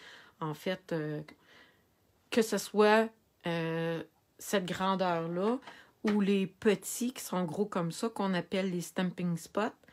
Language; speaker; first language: French; native; French